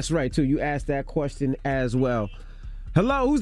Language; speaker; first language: English; native; English